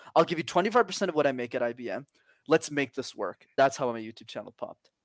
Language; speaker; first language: English; early bilingual, other home language; Tamil